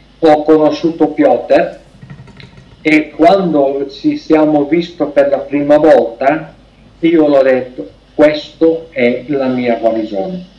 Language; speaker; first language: Italian; non-native, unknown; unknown